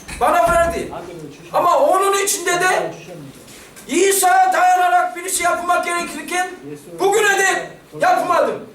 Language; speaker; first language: Turkish; non-native, fluent; Korean